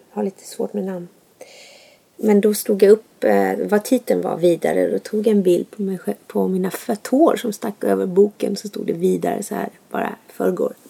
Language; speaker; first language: Swedish; native; Swedish